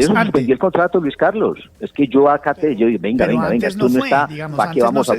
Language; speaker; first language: Spanish; native; Spanish